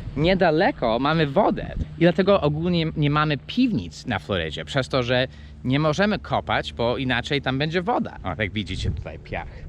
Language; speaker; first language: Polish; non-native, fluent; English